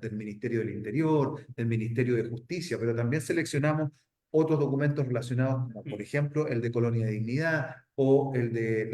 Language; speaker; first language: Spanish; native; Spanish